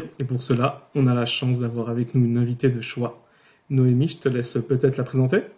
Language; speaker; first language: French; native; French